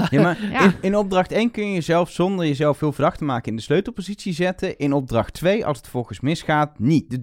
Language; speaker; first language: Dutch; native; Dutch